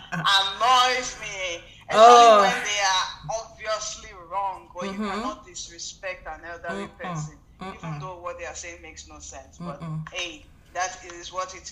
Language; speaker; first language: English; non-native, local second language; Yoruba